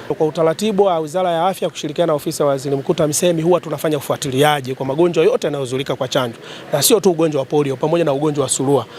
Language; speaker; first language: Swahili; native; Swahili